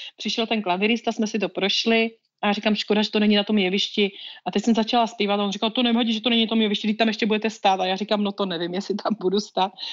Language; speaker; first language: Czech; native; Czech